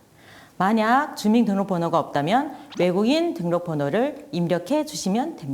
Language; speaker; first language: Korean; non-native, fluent; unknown